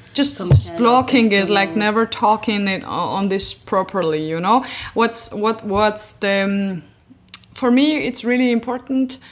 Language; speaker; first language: English; non-native, fluent; Georgian